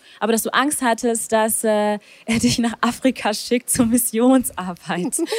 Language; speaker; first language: German; native; German